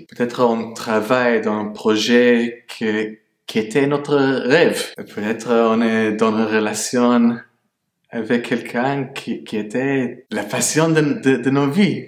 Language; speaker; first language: French; non-native, fluent; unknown